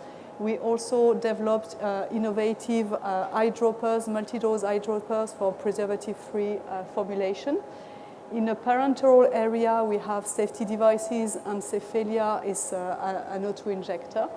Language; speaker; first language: English; non-native, fluent; French